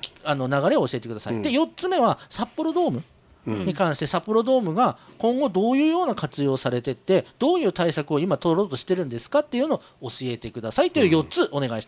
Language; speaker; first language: Japanese; native; Japanese